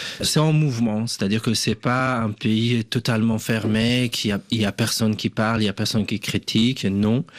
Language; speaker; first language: French; non-native, fluent; Persian